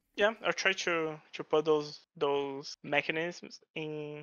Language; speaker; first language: English; non-native, fluent; Portuguese